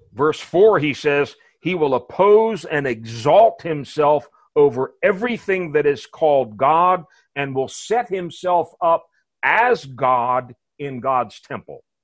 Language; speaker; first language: English; native; English